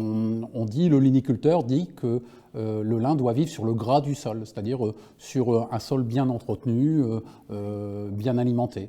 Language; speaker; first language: French; native; French